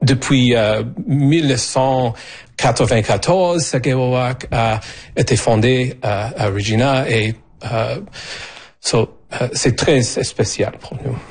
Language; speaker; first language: French; non-native, fluent; English